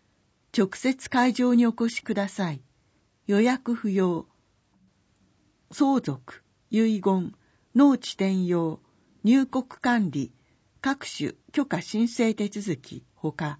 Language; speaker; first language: Japanese; native; Japanese